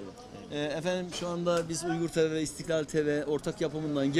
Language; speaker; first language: Turkish; native; Turkish